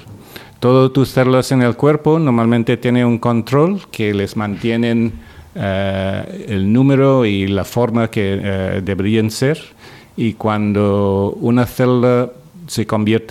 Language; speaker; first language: Spanish; non-native, fluent; English